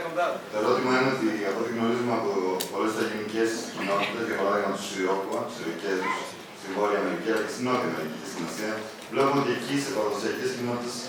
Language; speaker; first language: Greek; native; Greek